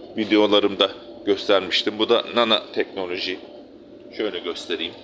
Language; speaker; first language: Turkish; native; Turkish